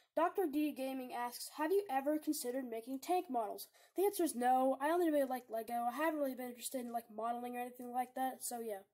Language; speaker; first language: English; native; English